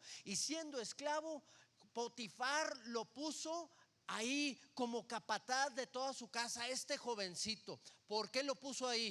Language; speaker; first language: Spanish; native; Spanish